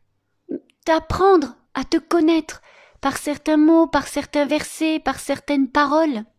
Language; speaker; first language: French; native; French